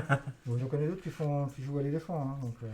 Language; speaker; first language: French; native; French